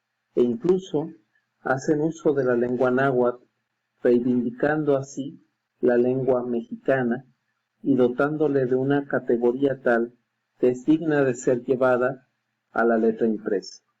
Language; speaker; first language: Spanish; native; Spanish